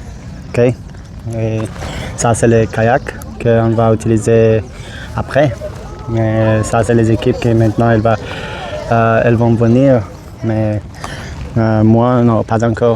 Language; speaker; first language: French; non-native, learner; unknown